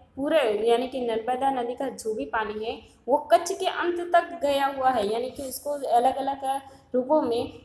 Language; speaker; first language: Hindi; non-native, local second language; Gujarati